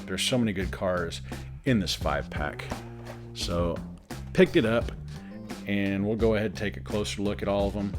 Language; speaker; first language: English; native; English